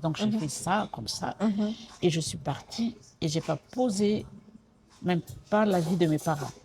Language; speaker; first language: French; non-native, local second language; Malagasy